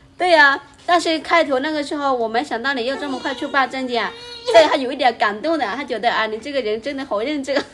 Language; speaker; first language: Chinese; non-native, fluent; Lao